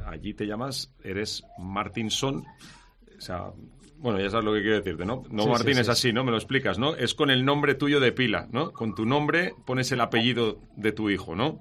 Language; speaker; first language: Spanish; native; Spanish